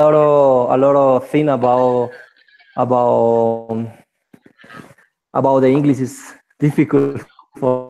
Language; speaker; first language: English; non-native, learner; Spanish